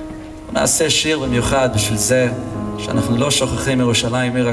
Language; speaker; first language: Hebrew; non-native, fluent; English